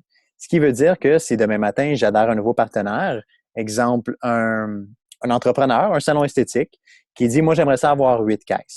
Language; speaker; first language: French; native; French